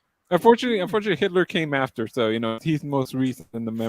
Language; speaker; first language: English; native; English